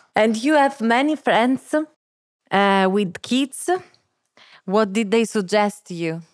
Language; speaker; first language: English; non-native, fluent; Italian